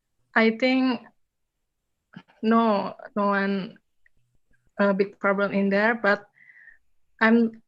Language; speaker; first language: English; non-native, learner; Indonesian